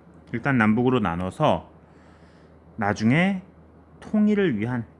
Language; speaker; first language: Korean; native; Korean